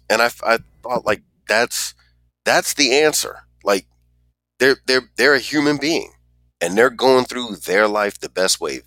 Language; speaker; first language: English; native; English